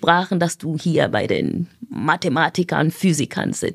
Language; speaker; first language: German; non-native, fluent; Swahili